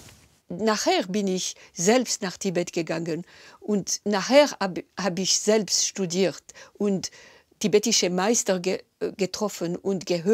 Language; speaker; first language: German; non-native, local second language; French